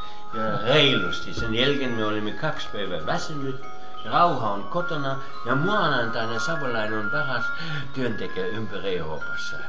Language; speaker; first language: Finnish; non-native, learner; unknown